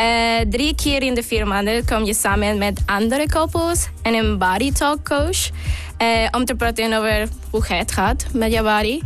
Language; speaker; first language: Dutch; non-native, fluent; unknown